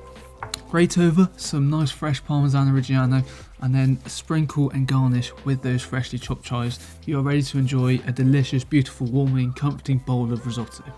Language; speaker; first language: English; native; English